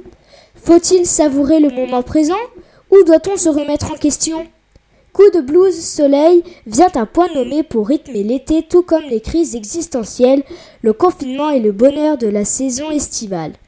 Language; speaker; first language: French; native; French